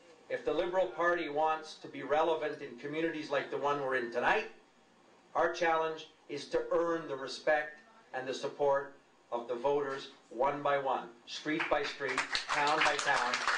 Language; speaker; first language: English; native; English